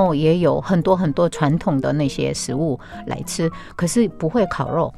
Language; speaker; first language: Chinese; non-native, fluent; Korean